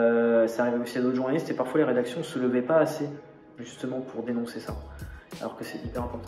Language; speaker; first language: French; native; French